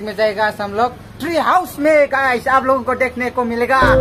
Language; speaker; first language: Hindi; non-native, local second language; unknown